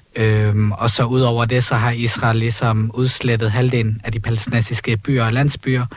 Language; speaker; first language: Danish; early bilingual, other home language; Arabic